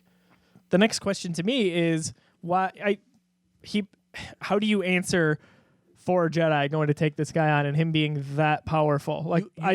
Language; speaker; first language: English; native; English